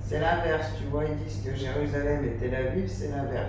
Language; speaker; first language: French; native; French